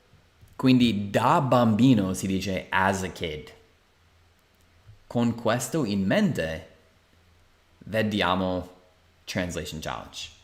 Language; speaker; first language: Italian; non-native, fluent; English